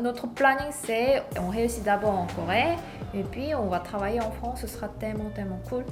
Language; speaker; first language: French; non-native, learner; Korean